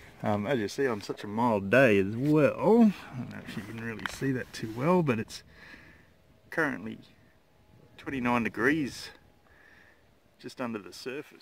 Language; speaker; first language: English; native; English